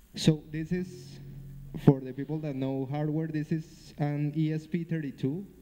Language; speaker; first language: English; non-native, fluent; Spanish